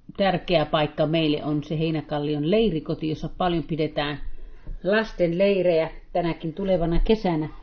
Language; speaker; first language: Finnish; native; Finnish